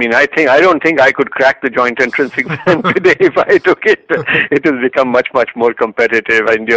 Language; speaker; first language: English; non-native, local second language; Hindi